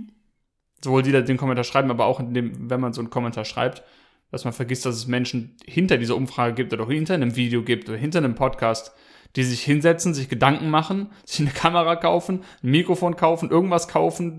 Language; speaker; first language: German; native; German